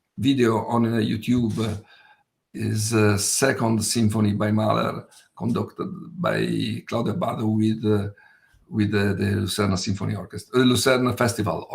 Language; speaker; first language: English; non-native, fluent; Italian